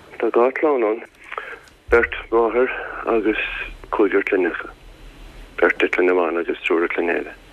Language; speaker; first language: Irish; native; Irish